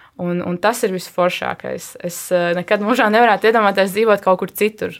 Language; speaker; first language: Latvian; native; Latvian